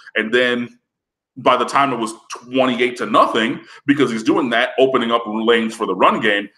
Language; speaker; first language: English; native; English